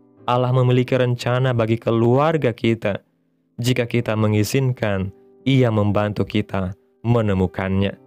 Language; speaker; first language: Indonesian; native; Indonesian